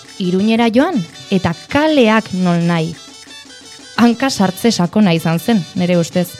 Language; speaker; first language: Basque; native; Basque